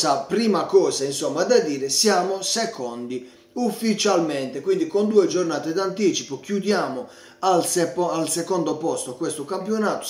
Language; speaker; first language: Italian; native; Italian